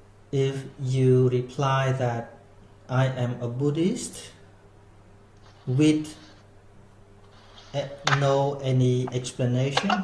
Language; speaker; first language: English; non-native, fluent; Khmer